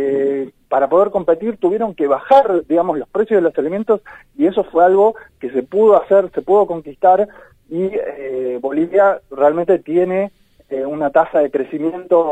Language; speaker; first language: Spanish; native; Spanish